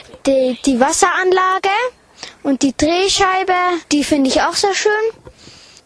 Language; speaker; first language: German; native; German